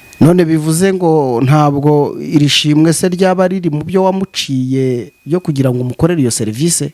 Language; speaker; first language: Kinyarwanda; native; Kinyarwanda